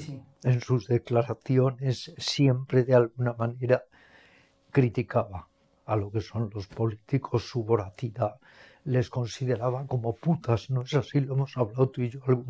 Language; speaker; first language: Spanish; native; Spanish